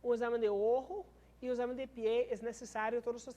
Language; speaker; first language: Spanish; non-native, learner; English